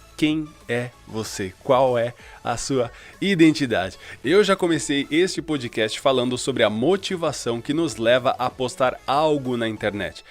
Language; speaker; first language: Portuguese; early bilingual, other home language; Spanish